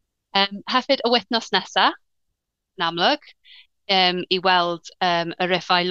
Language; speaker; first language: Welsh; non-native, learner; English